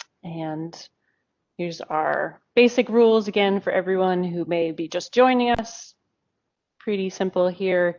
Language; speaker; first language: English; native; English